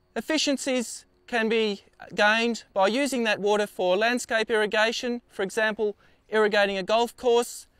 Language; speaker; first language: English; native; English